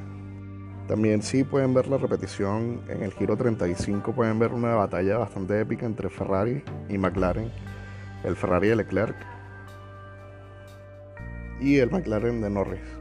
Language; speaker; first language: Spanish; native; Spanish